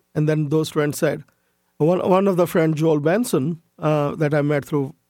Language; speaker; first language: English; non-native, local second language; Urdu